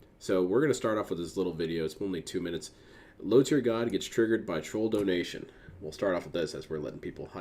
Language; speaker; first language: English; native; English